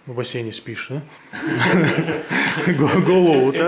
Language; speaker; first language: Russian; native; Russian